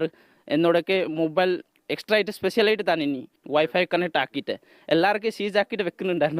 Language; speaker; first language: Malayalam; non-native, learner; Odia